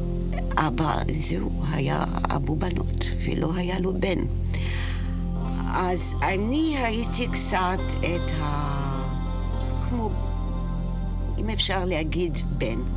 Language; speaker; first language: Hebrew; non-native, fluent; French